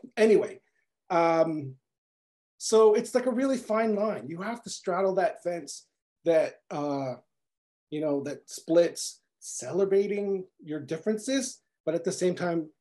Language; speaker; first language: English; native; English